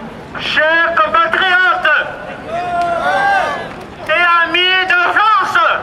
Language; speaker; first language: French; non-native, fluent; Lao